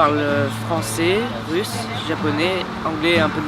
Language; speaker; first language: French; early bilingual, other home language; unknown